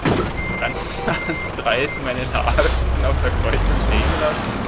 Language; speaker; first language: German; native; German